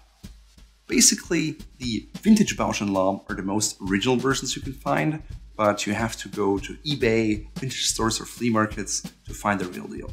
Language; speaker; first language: English; non-native, fluent; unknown